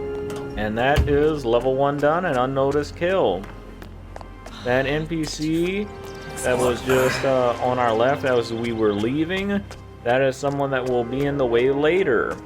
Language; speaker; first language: English; native; English